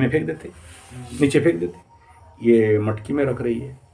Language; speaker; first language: Hindi; non-native, local second language; Odia